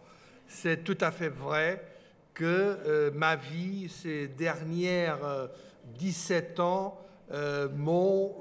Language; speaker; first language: French; non-native, fluent; Portuguese